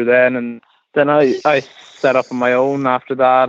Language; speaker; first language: English; native; English